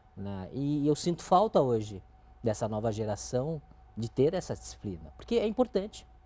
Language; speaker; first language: Portuguese; early bilingual, other home language; Chinese